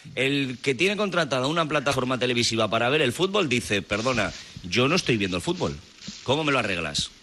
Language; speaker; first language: Spanish; native; Spanish